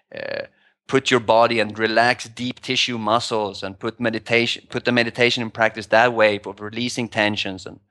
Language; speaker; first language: English; non-native, fluent; Swedish